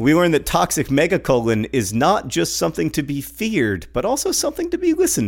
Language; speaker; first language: English; native; English